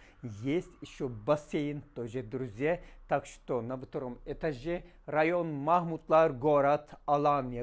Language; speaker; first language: Russian; non-native, learner; Turkish